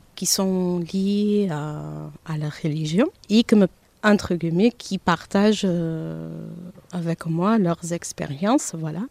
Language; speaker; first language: French; non-native, fluent; Portuguese